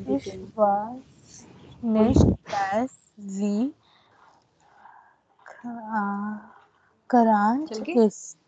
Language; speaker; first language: German; non-native, learner; Hindi